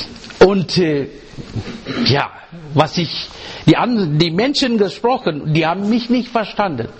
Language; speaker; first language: German; non-native, learner; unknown